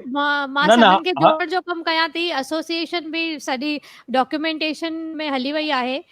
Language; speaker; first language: Sindhi; early bilingual, heritage; Sindhi